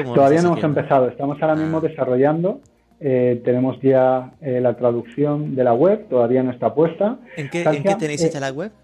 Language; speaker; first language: Spanish; native; Spanish